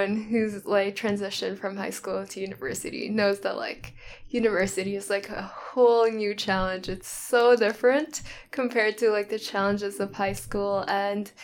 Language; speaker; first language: English; early bilingual, other home language; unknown